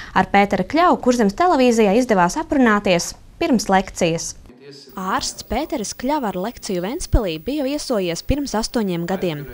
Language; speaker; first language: Latvian; native; Latvian